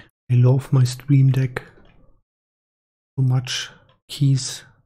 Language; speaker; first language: English; non-native, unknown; German